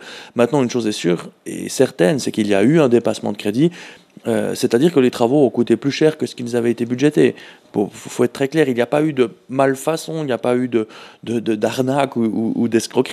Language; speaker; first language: French; native; French